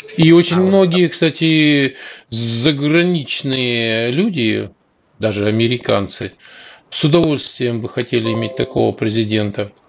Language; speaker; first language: Russian; native; Russian